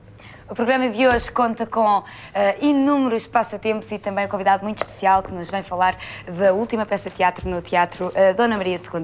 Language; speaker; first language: Portuguese; native; Portuguese